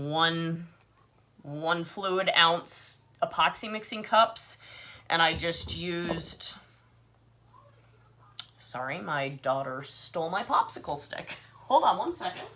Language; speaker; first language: English; native; English